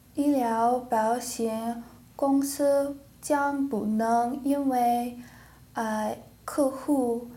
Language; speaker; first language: Chinese; non-native, learner; English